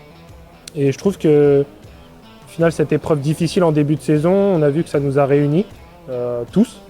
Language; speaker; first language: French; native; French